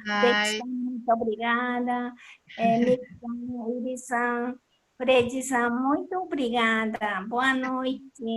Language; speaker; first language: Portuguese; non-native, learner; Japanese